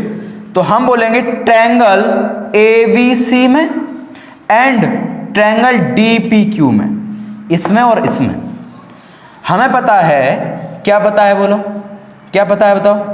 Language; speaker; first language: Hindi; native; Hindi